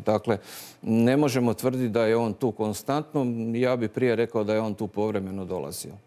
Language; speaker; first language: Croatian; native; Croatian